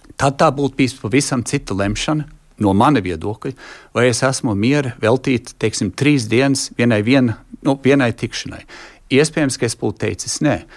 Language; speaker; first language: Latvian; early bilingual, heritage; Latvian